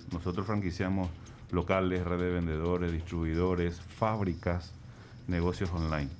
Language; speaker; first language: Spanish; native; Spanish